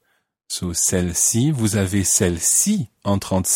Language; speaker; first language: French; non-native, fluent; English